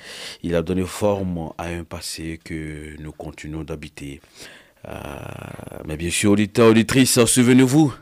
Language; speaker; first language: French; native; French